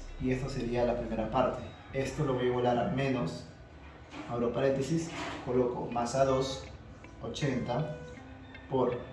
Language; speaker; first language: Spanish; native; Spanish